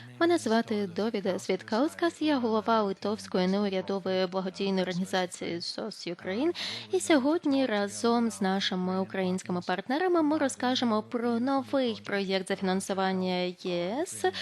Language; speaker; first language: Ukrainian; non-native, fluent; Lithuanian